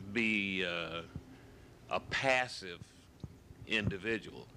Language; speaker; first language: English; native; English